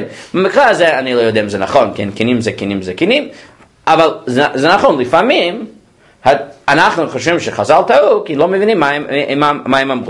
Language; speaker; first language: Hebrew; non-native, fluent; English